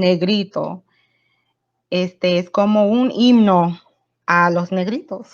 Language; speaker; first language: Spanish; non-native, fluent; English